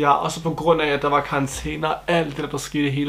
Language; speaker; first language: Danish; early bilingual, other home language; Turkish